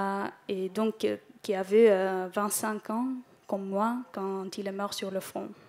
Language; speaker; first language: French; non-native, fluent; Ukrainian